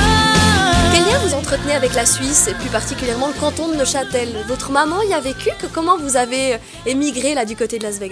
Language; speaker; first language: French; native; French